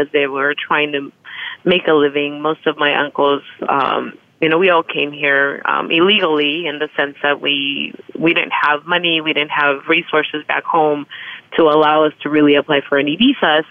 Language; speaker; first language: English; early bilingual, other home language; Spanish